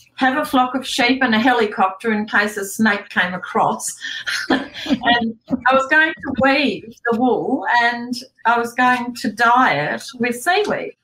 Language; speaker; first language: English; native; English